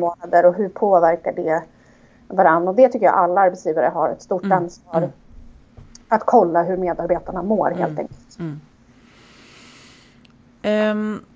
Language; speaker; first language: Swedish; native; Swedish